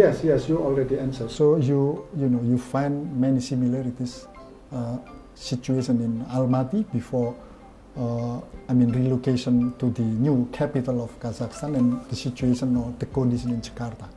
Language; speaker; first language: English; non-native, fluent; Indonesian